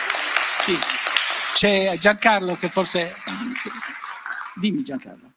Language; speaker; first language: Italian; native; Italian